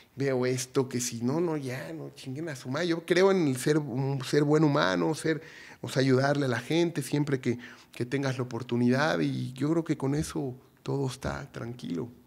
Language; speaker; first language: Spanish; native; Spanish